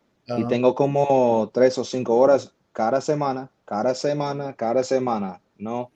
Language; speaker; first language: Spanish; non-native, fluent; English